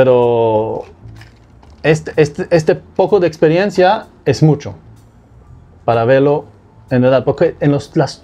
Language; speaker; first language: Spanish; non-native, fluent; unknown